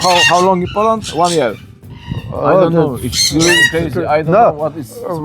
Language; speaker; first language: English; non-native, learner; Polish